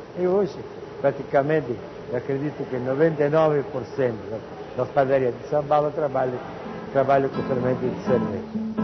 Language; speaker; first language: Portuguese; non-native, fluent; Italian